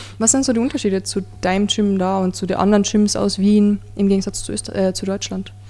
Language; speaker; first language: German; native; German